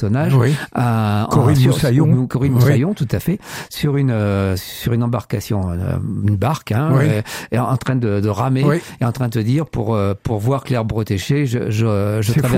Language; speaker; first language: French; native; French